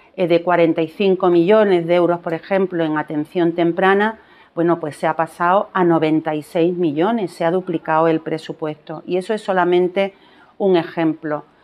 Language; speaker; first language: Spanish; native; Spanish